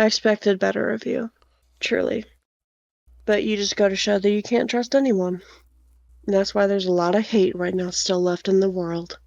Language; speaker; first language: English; native; English